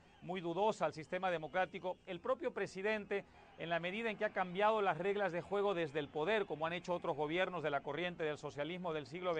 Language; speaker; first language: Spanish; native; Spanish